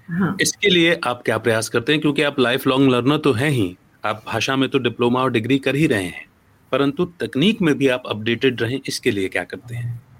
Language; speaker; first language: Hindi; native; Hindi